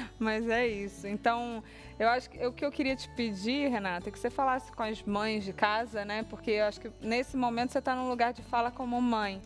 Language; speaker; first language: Portuguese; native; Portuguese